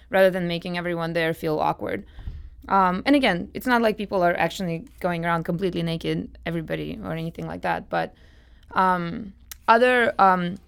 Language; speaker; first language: English; non-native, fluent; Russian